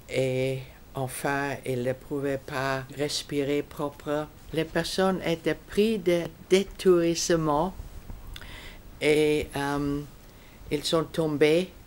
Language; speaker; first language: French; non-native, fluent; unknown